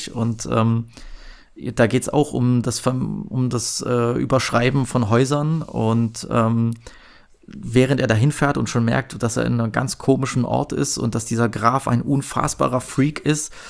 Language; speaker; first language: German; native; German